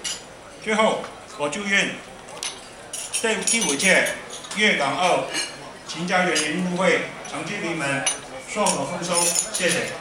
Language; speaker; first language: Chinese; non-native, local second language; Cantonese